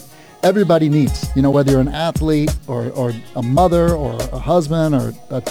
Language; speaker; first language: English; native; English